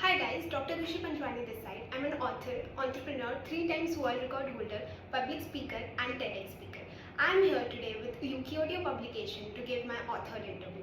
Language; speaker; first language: English; non-native, local second language; Hindi